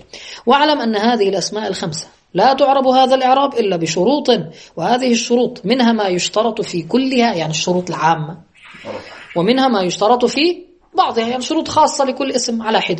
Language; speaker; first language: Arabic; native; Arabic